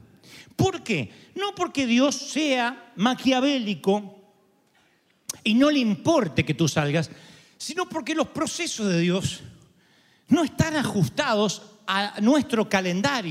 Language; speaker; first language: Spanish; native; Spanish